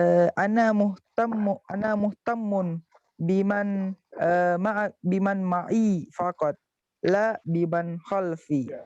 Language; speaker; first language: Arabic; non-native, learner; Indonesian